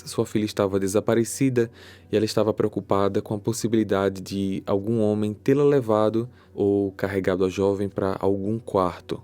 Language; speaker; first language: Portuguese; native; Portuguese